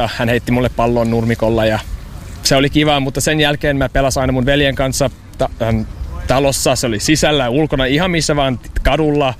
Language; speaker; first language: Finnish; non-native, fluent; English